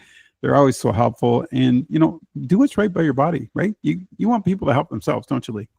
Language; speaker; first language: English; native; English